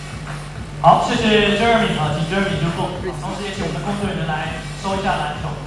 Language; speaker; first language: Chinese; native; Chinese